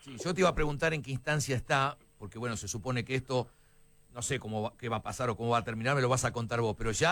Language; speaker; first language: Spanish; native; Spanish